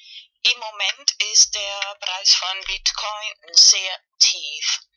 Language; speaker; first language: German; non-native, learner; Spanish